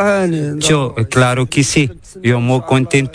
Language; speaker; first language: Spanish; non-native, learner; Arabic